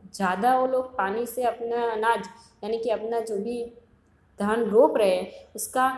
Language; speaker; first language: Hindi; non-native, local second language; Gujarati